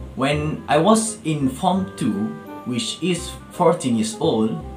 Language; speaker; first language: English; non-native, local second language; Malay